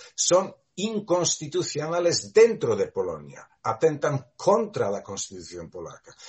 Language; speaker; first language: Spanish; non-native, fluent; Polish